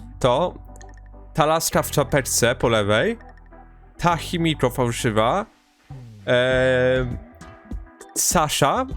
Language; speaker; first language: Polish; native; Polish